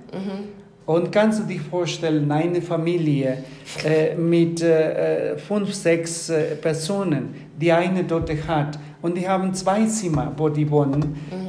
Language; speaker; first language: German; non-native, fluent; Spanish